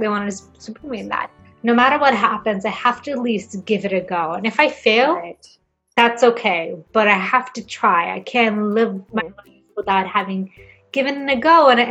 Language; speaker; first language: English; non-native, fluent; Swedish